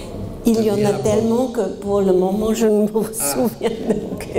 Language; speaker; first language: French; non-native, fluent; German